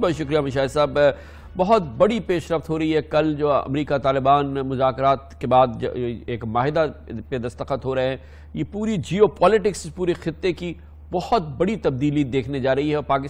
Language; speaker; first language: Urdu; native; Urdu